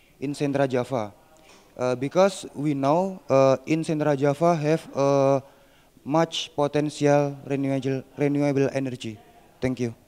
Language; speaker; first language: English; non-native, learner; Indonesian